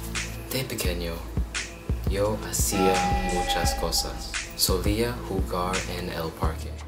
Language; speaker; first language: Spanish; non-native, learner; English